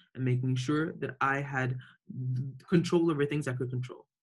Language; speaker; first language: English; early bilingual, other home language; Arabic